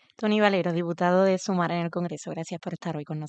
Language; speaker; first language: Spanish; native; Spanish